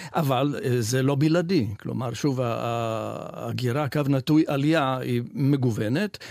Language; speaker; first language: Hebrew; non-native, fluent; Italian